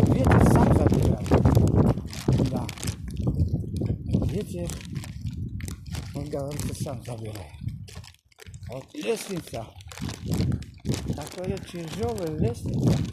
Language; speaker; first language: Russian; non-native, learner; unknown